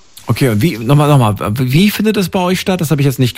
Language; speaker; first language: German; native; German